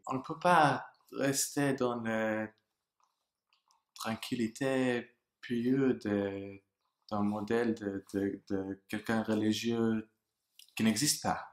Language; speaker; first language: French; non-native, learner; English